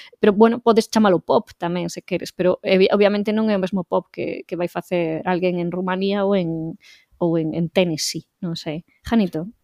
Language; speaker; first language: Galician; native; Galician